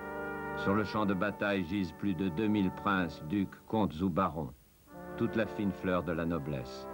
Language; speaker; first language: French; native; French